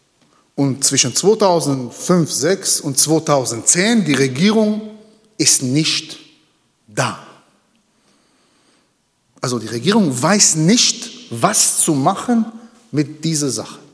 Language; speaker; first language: German; non-native, learner; Hebrew